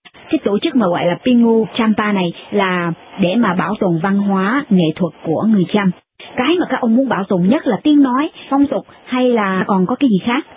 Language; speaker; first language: Vietnamese; native; Vietnamese